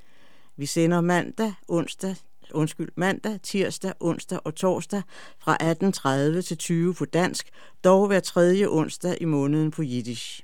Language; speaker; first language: Danish; native; Danish